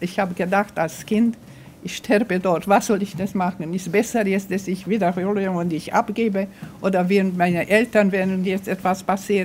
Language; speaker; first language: German; non-native, fluent; Romanian